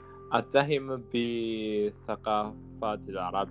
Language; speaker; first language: Arabic; non-native, learner; Japanese